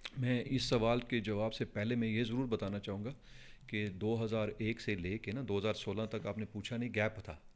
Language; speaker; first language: Urdu; non-native, fluent; Punjabi